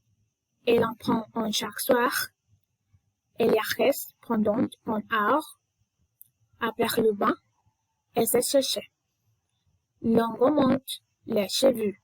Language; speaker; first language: French; non-native, learner; Spanish